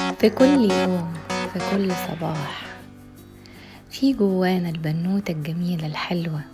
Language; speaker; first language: Arabic; native; Arabic